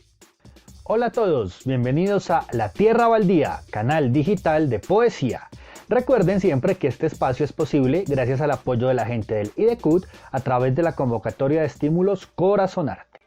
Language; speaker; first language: Spanish; native; Spanish